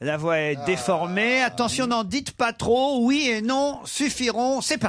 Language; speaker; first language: French; native; French